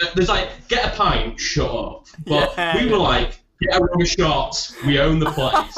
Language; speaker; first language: English; native; English